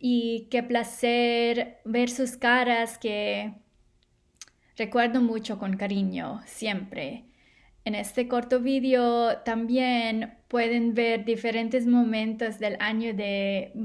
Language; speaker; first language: Spanish; non-native, fluent; English